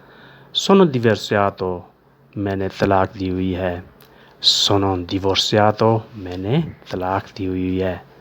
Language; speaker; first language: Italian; non-native, learner; Urdu